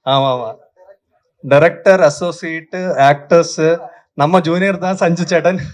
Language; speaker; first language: Tamil; non-native, local second language; Malayalam